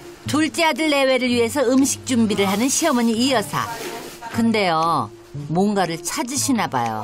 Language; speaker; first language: Korean; native; Korean